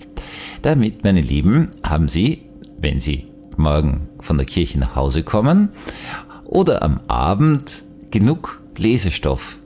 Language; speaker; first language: German; native; German